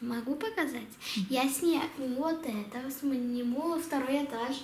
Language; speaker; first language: Russian; non-native, local second language; Lithuanian